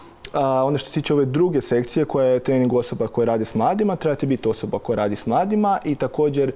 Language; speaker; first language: Croatian; native; Croatian